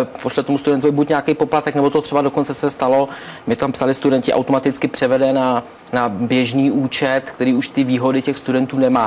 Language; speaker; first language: Czech; native; Czech